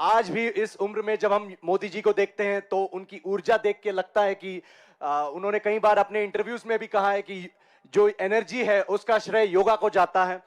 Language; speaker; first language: Hindi; non-native, local second language; Telugu